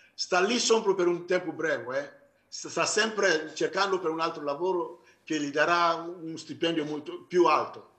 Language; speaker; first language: Italian; non-native, fluent; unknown